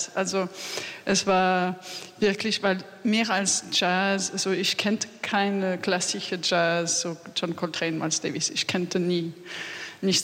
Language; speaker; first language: German; non-native, fluent; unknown